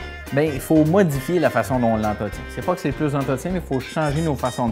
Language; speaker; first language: French; native; French